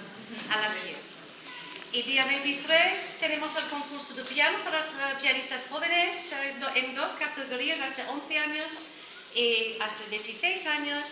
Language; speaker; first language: Spanish; non-native, learner; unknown